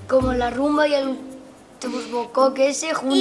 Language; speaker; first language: Spanish; native; Spanish